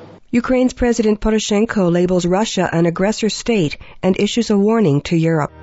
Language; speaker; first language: English; early bilingual, other home language; Ukrainian